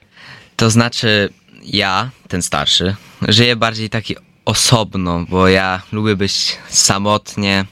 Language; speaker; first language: Polish; early bilingual, heritage; Polish